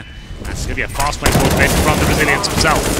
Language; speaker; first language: English; native; English